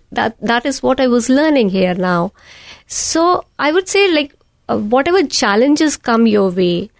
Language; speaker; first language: English; non-native, local second language; Hindi